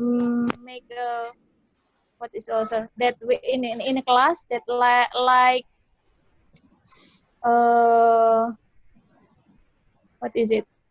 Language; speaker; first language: English; non-native, learner; Indonesian